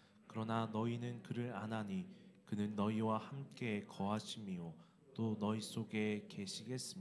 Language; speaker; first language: Korean; native; Korean